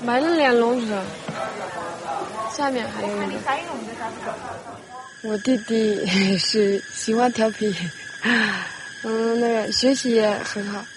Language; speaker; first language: Chinese; non-native, local second language; Tibetan